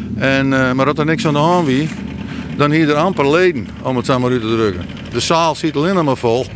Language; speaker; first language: Dutch; native; Dutch